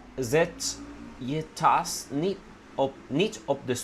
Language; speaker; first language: Dutch; non-native, learner; Italian